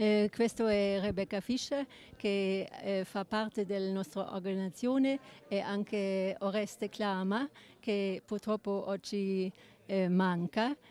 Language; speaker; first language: Italian; non-native, learner; German